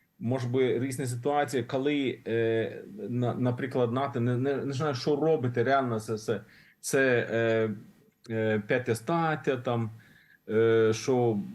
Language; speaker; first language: Ukrainian; non-native, learner; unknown